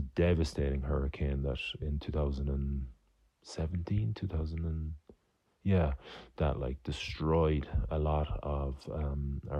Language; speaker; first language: English; native; English